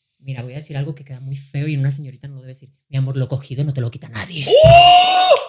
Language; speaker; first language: Spanish; native; Spanish